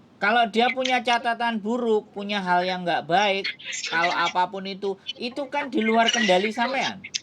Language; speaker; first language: Indonesian; non-native, local second language; Javanese